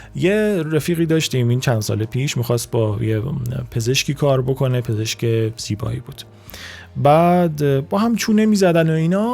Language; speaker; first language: Persian; native; Persian